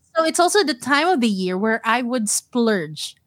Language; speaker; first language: English; non-native, local second language; Filipino